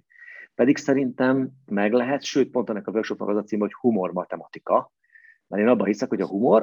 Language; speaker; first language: Hungarian; native; Hungarian